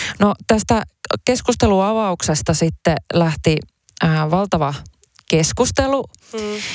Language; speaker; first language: Finnish; early bilingual, other home language; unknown